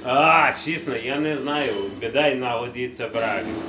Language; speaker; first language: Russian; non-native, learner; English